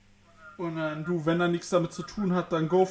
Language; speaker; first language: German; native; German